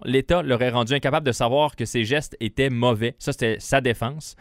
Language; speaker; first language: French; native; French